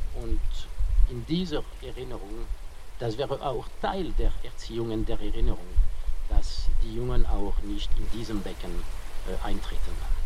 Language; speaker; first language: German; non-native, fluent; French